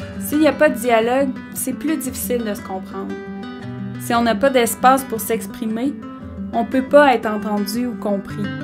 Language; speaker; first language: French; native; French